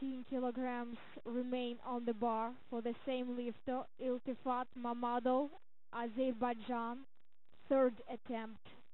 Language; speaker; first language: English; non-native, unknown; Ukrainian